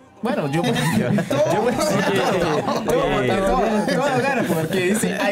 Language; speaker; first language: Spanish; non-native, learner; Haitian Creole